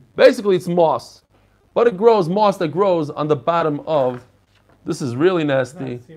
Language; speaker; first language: English; non-native, fluent; Hebrew